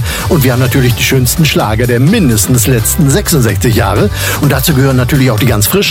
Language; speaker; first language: German; native; German